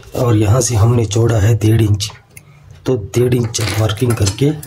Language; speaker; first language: Hindi; non-native, local second language; Kannada